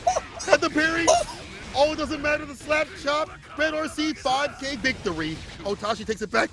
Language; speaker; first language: English; native; English